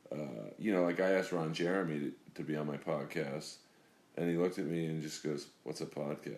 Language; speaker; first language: English; native; English